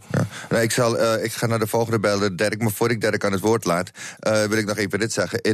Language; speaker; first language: Dutch; native; Dutch